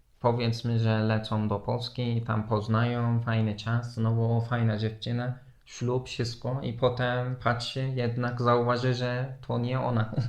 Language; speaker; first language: Polish; non-native, fluent; Turkish